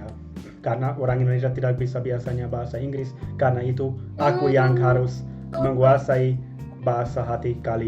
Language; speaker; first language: Indonesian; non-native, fluent; Hungarian